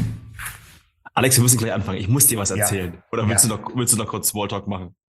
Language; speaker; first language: German; native; German